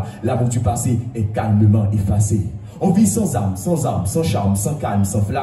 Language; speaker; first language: French; non-native, local second language; Haitian Creole